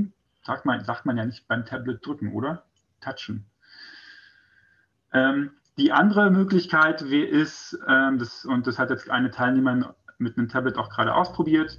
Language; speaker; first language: German; native; German